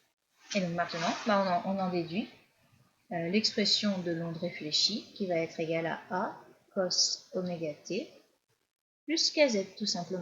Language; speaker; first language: French; native; French